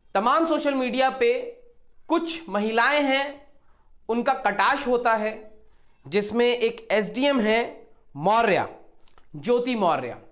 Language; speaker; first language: Hindi; native; Hindi